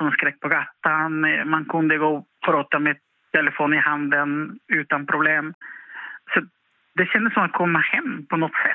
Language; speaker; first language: Swedish; non-native, fluent; Spanish